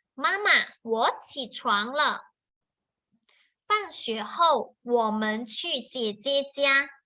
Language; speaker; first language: Chinese; non-native, fluent; Thai